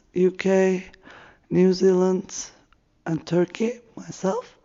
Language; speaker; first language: English; non-native, fluent; Turkish